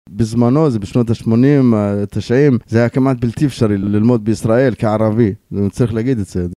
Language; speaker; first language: Hebrew; non-native, local second language; Arabic